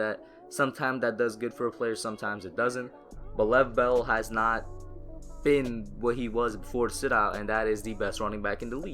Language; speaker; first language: English; native; English